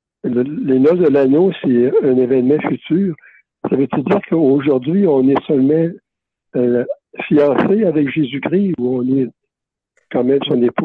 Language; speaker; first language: French; native; French